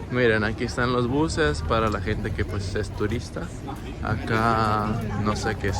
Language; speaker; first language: Spanish; native; Spanish